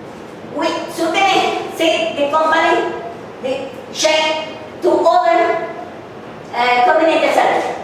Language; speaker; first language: English; non-native, learner; Spanish